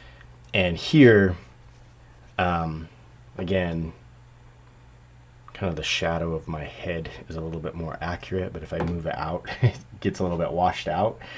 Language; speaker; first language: English; native; English